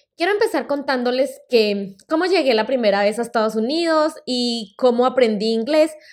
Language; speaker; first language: Spanish; native; Spanish